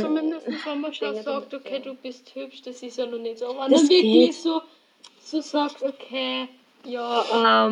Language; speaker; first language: German; native; German